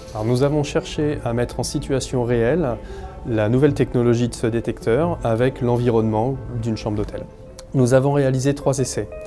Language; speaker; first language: French; native; French